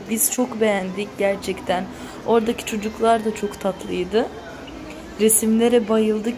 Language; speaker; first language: Turkish; early bilingual, other home language; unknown